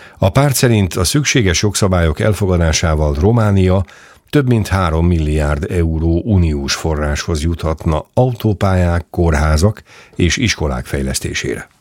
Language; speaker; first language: Hungarian; native; Hungarian